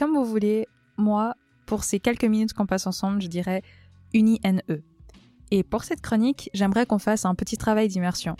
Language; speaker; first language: French; native; French